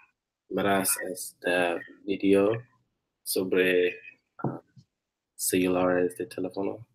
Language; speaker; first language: Spanish; non-native, learner; English